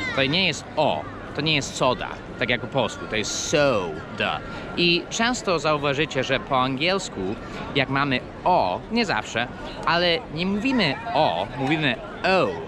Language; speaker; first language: Polish; non-native, fluent; English